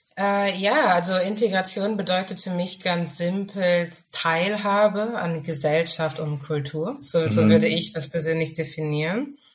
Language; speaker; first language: German; early bilingual, other home language; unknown